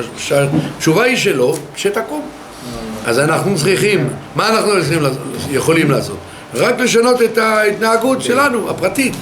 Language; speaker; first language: Hebrew; non-native, fluent; French